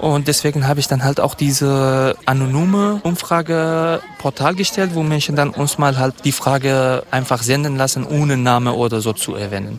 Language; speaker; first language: German; non-native, fluent; Kurdish